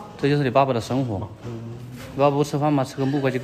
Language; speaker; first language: Chinese; native; Chinese